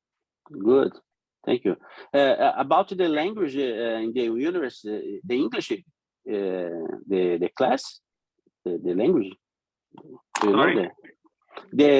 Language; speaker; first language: English; non-native, learner; Portuguese